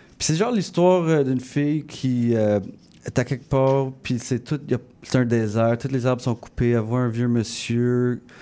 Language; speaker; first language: French; non-native, local second language; English